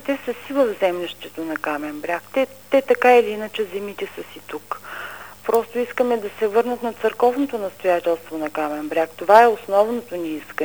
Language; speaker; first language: Bulgarian; native; Bulgarian